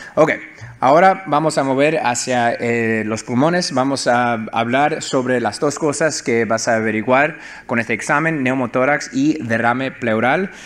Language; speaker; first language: Spanish; early bilingual, heritage; Spanish